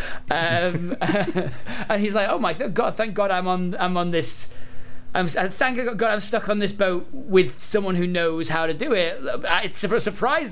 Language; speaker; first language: English; native; English